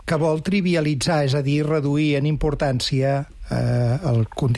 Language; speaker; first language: Catalan; native; Catalan